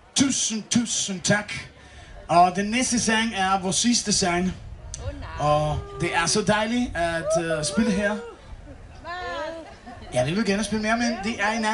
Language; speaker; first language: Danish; non-native, learner; Spanish